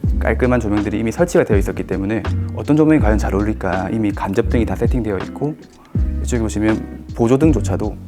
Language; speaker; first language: Korean; native; Korean